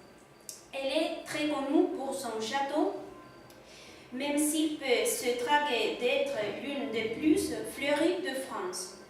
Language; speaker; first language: French; non-native, learner; Spanish